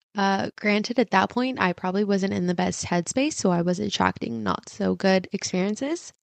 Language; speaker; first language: English; early bilingual, other home language; Spanish